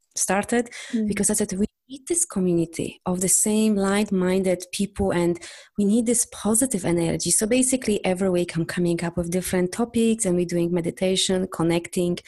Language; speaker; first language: English; non-native, fluent; Polish